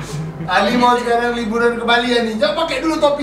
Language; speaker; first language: Indonesian; native; Indonesian